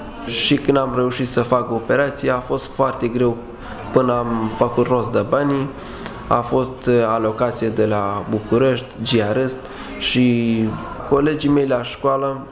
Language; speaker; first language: Romanian; non-native, learner; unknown